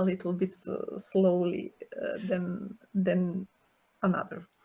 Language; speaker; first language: English; non-native, learner; Serbian